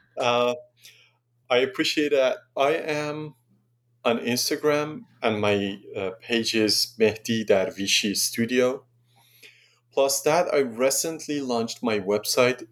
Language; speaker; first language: English; non-native, fluent; Persian